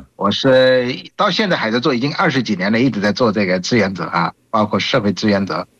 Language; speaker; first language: Chinese; non-native, fluent; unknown